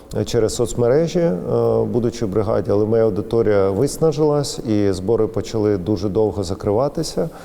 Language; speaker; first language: Ukrainian; non-native, local second language; Russian